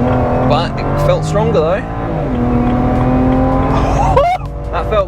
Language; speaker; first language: English; native; English